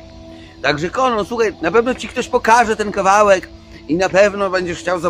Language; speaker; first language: Polish; native; Polish